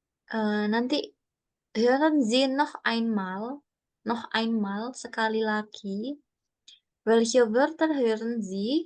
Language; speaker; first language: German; non-native, learner; Indonesian